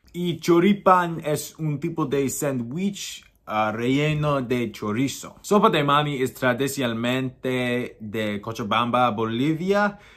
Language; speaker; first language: Spanish; non-native, learner; English